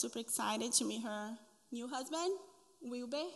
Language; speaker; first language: English; non-native, fluent; Portuguese